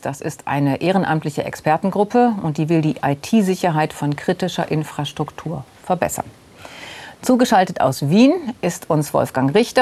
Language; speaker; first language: German; native; German